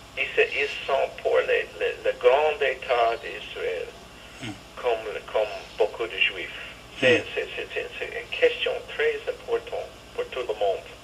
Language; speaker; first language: French; non-native, learner; English